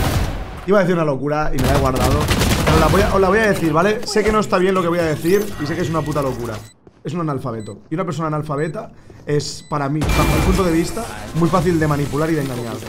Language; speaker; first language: Spanish; native; Spanish